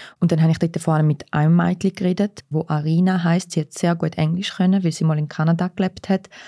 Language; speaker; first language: German; early bilingual, other home language; Russian